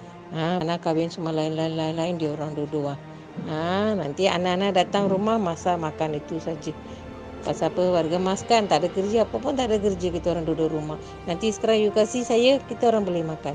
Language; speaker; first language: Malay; non-native, local second language; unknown